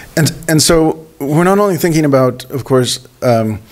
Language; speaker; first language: English; native; English